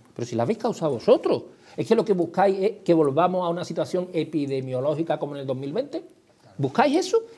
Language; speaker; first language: Spanish; native; Spanish